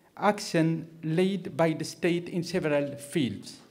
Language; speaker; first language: English; non-native, fluent; Arabic